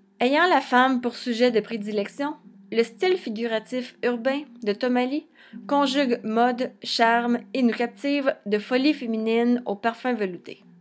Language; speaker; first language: French; native; French